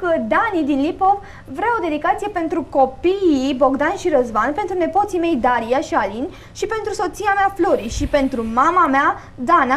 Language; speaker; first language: Romanian; native; Romanian